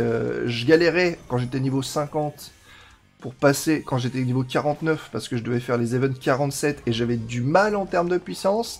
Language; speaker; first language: French; native; French